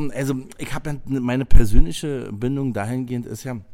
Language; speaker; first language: German; native; German